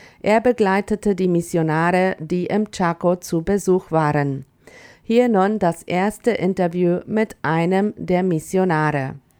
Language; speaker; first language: German; early bilingual, heritage; German